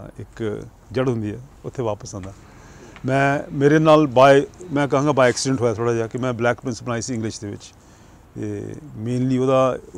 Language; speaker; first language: Punjabi; early bilingual, heritage; Punjabi